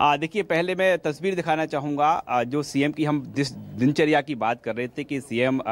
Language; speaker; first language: Hindi; native; Hindi